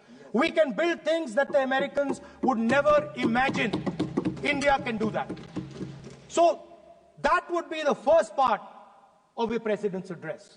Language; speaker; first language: English; non-native, local second language; Hindi